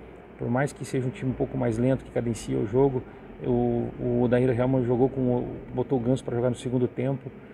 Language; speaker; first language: Portuguese; native; Portuguese